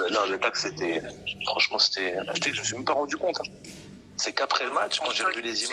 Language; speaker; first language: French; native; French